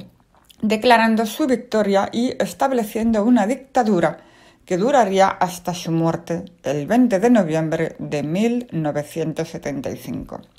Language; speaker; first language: Spanish; native; Spanish